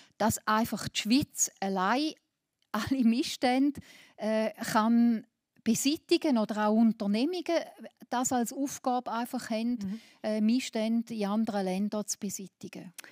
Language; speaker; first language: German; native; German